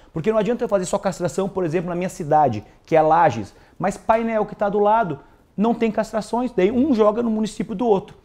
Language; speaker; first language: Portuguese; native; Portuguese